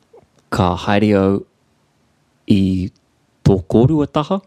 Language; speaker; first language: Māori; non-native, learner; English